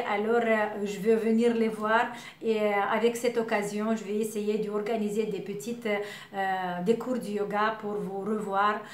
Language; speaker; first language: French; non-native, learner; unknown